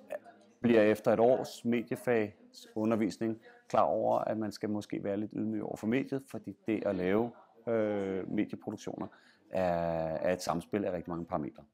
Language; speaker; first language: Danish; native; Danish